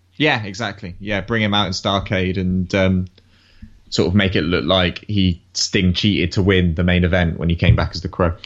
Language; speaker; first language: English; native; English